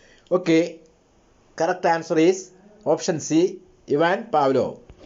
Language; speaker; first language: English; non-native, local second language; Malayalam